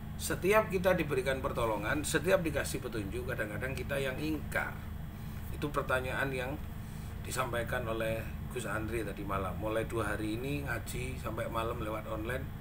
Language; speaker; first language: Indonesian; non-native, local second language; Madurese